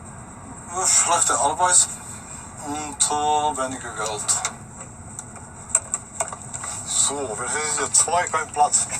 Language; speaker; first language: German; non-native, learner; Czech